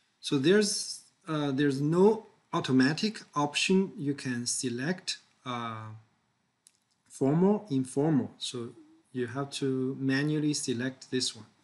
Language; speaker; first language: English; non-native, fluent; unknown